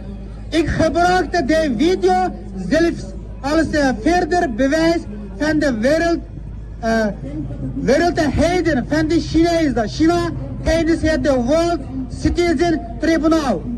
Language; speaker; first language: Dutch; non-native, fluent; Uyghur